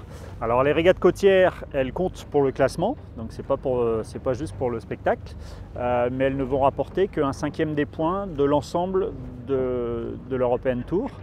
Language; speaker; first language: French; native; French